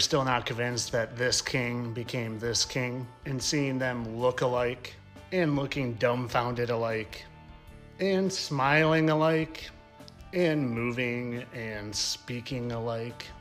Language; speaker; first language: English; native; English